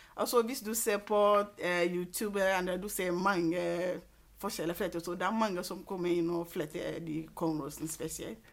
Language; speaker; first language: Norwegian; non-native, fluent; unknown